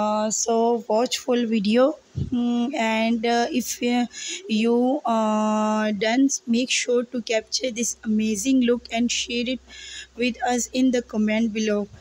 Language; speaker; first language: English; non-native, local second language; Urdu